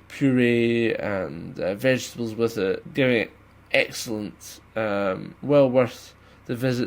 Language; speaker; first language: English; native; English